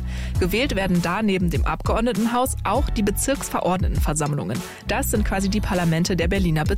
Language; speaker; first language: German; native; German